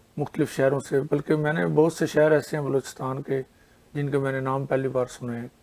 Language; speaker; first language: Urdu; non-native, local second language; Punjabi